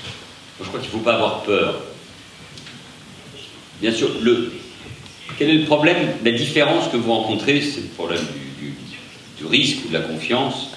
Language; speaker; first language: French; native; French